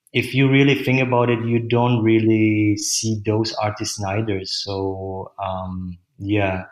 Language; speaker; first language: English; non-native, fluent; Czech